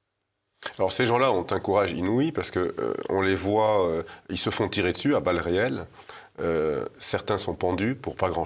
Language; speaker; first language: French; native; French